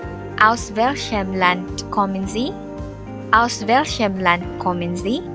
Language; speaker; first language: German; non-native, fluent; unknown